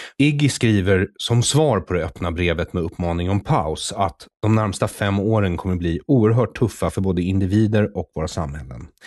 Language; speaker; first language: Swedish; native; Swedish